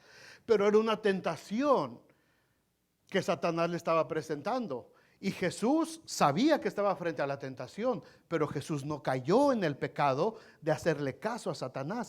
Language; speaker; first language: Spanish; native; Spanish